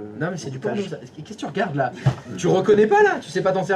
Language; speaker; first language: French; native; French